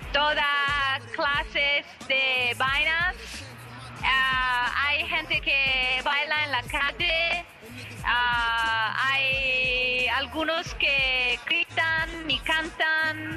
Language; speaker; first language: Spanish; non-native, fluent; Italian